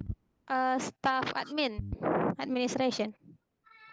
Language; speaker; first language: English; non-native, learner; Indonesian